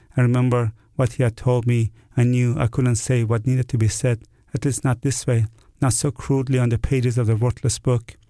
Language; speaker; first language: English; non-native, fluent; Persian